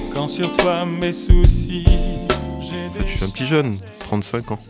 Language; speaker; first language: French; native; French